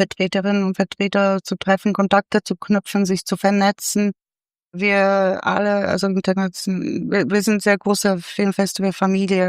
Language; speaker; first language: German; non-native, fluent; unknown